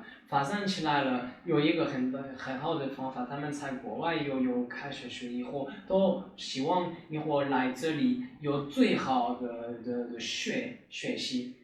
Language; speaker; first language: Chinese; non-native, learner; French